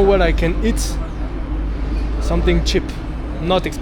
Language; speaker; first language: English; non-native, learner; French